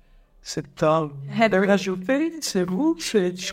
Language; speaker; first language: French; native; French